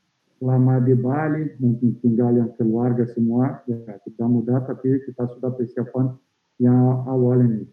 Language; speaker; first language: Indonesian; non-native, fluent; Portuguese